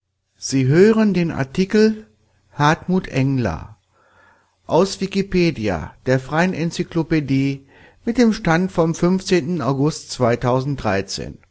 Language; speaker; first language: German; native; German